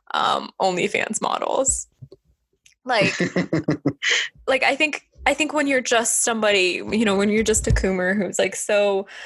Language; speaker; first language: English; non-native, fluent; Estonian